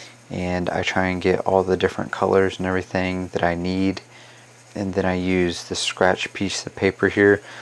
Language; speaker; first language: English; native; English